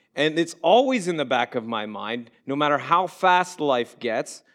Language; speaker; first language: English; native; English